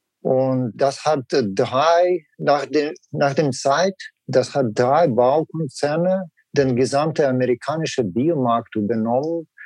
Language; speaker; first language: German; non-native, learner; Russian